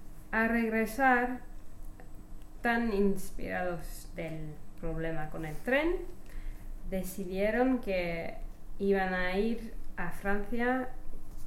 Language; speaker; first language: Spanish; non-native, learner; English